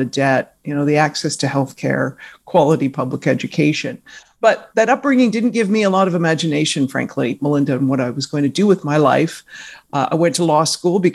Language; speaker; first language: English; native; English